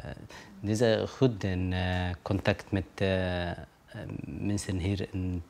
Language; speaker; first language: Dutch; non-native, learner; Arabic